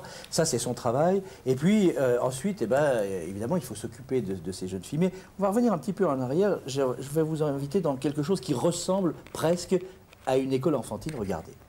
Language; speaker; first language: French; native; French